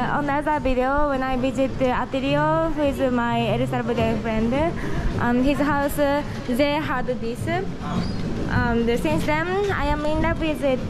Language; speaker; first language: English; non-native, fluent; Japanese